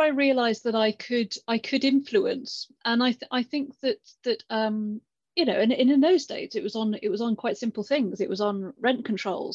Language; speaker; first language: English; native; English